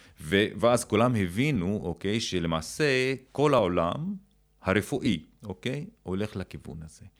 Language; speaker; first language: Hebrew; non-native, local second language; Arabic